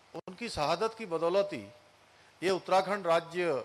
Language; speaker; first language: Hindi; native; Hindi